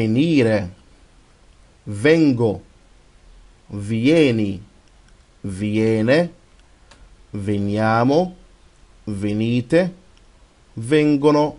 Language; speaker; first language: Italian; non-native, fluent; Arabic